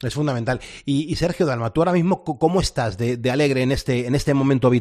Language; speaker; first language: Spanish; native; Spanish